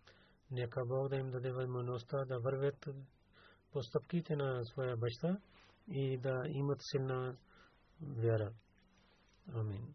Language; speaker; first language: Bulgarian; non-native, learner; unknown